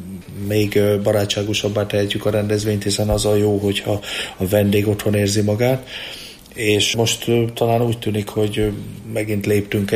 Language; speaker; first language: Hungarian; native; Hungarian